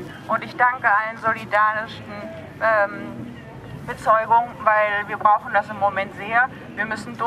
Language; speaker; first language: German; non-native, fluent; Catalan